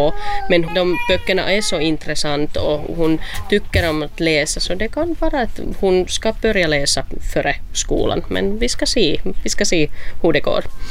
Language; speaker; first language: Swedish; non-native, local second language; Finnish